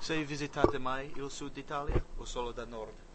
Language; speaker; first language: Italian; non-native, learner; English